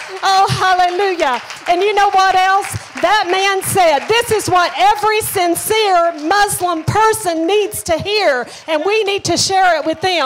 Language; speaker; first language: English; native; English